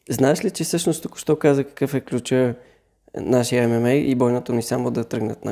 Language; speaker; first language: Bulgarian; native; Bulgarian